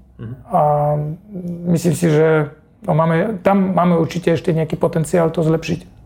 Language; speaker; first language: Slovak; non-native, fluent; Russian